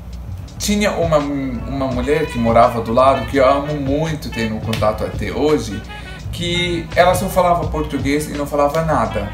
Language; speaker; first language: Portuguese; non-native, fluent; Arabic